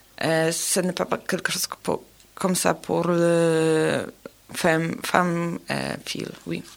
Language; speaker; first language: French; non-native, learner; Polish